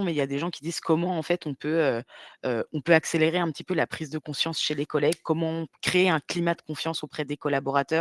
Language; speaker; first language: French; native; French